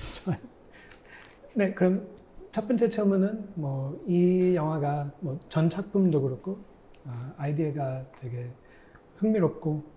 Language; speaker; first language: Korean; non-native, fluent; English